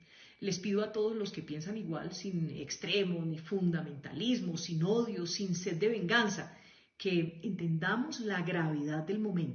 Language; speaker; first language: Spanish; native; Spanish